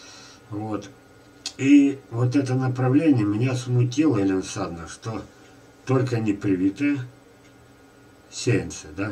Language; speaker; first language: Russian; native; Russian